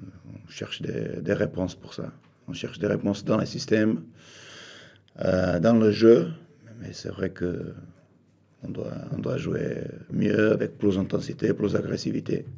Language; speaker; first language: French; non-native, fluent; Portuguese